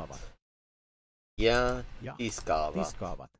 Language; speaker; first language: Finnish; non-native, learner; English